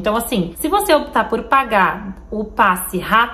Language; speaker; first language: Portuguese; native; Portuguese